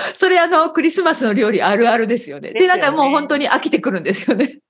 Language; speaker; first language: Japanese; native; Japanese